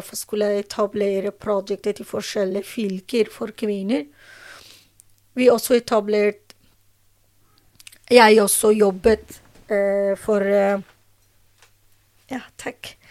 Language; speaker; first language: Norwegian; non-native, learner; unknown